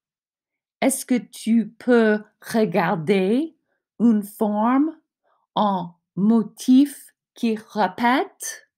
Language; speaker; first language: French; non-native, fluent; English